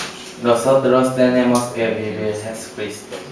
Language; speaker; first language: Spanish; non-native, learner; Korean